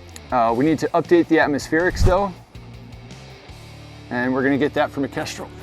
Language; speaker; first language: English; native; English